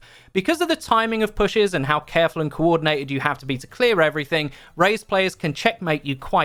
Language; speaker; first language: English; native; English